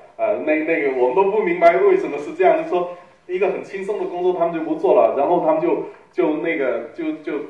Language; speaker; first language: Chinese; native; Chinese